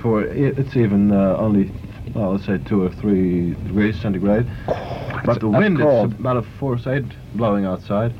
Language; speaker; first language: English; non-native, fluent; Dutch